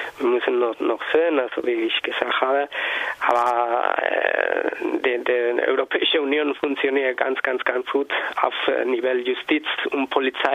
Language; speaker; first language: German; non-native, learner; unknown